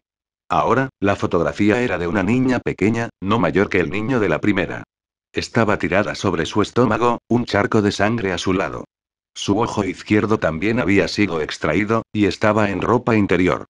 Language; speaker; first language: Spanish; native; Spanish